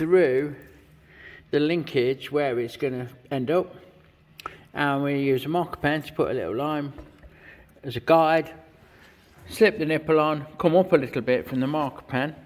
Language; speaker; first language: English; native; English